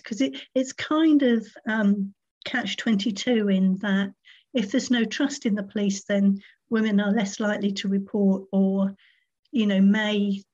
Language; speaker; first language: English; native; English